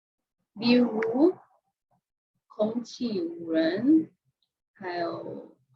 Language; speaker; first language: Chinese; non-native, learner; English